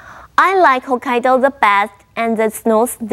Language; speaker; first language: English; non-native, fluent; Chinese